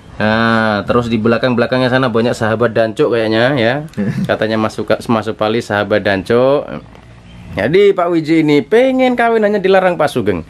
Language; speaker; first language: Indonesian; non-native, local second language; Javanese